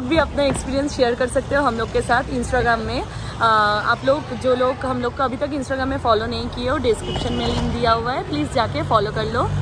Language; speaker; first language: Hindi; non-native, local second language; Bangla